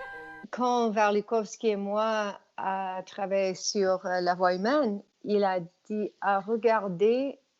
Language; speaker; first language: French; non-native, fluent; English